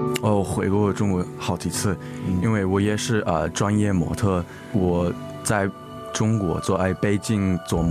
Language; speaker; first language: Chinese; early bilingual, heritage; English